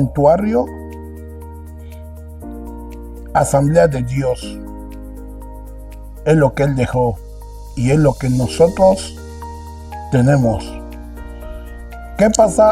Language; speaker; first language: Spanish; non-native, local second language; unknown